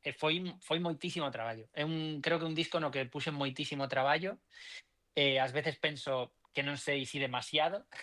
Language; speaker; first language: Galician; non-native, local second language; Spanish